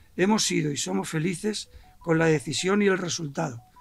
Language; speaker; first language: Spanish; native; Spanish